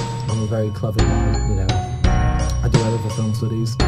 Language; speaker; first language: English; native; English